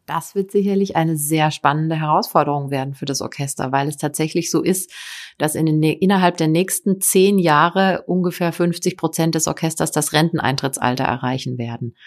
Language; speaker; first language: German; native; German